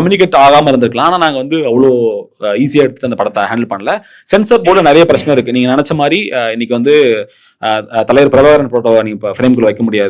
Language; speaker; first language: Tamil; native; Tamil